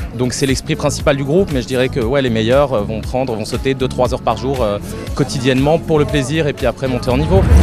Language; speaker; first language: French; native; French